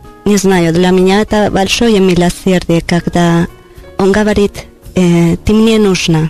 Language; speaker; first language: Russian; non-native, learner; Spanish